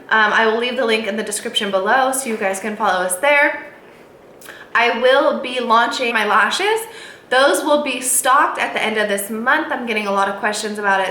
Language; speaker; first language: English; native; English